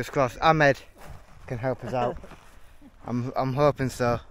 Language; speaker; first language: English; native; English